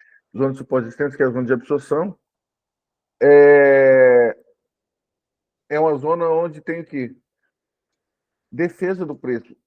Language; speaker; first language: Portuguese; native; Portuguese